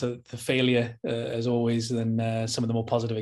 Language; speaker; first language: English; native; English